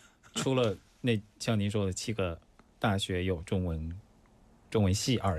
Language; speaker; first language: Chinese; native; Chinese